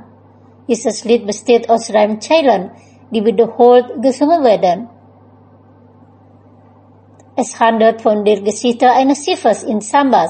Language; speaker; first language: German; non-native, fluent; Indonesian